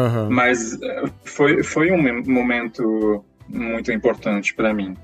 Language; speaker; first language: Portuguese; non-native, fluent; French